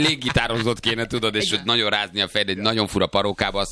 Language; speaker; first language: Hungarian; native; Hungarian